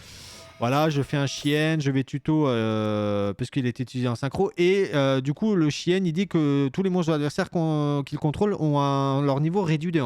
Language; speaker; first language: French; native; French